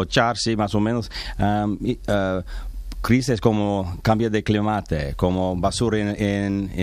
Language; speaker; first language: Spanish; non-native, learner; English